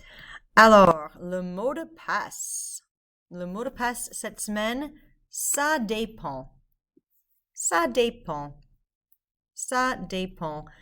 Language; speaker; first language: French; non-native, fluent; English